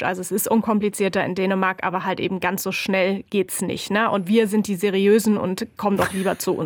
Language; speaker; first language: German; native; German